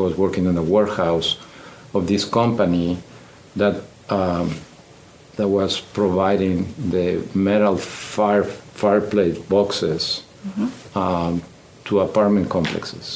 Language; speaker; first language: English; non-native, fluent; Spanish